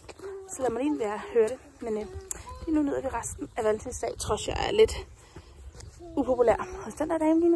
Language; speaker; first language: Danish; native; Danish